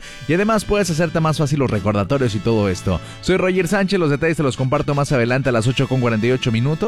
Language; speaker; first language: Spanish; native; Spanish